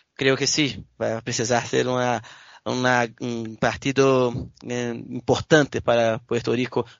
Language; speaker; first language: Spanish; non-native, learner; Portuguese